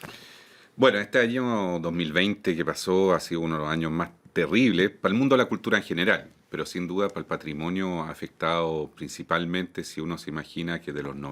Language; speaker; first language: Spanish; native; Spanish